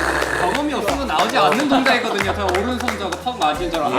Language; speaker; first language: Korean; native; Korean